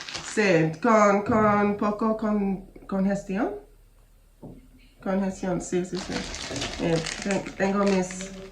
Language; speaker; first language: Spanish; non-native, learner; English